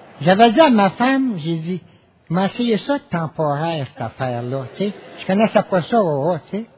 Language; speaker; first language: French; native; French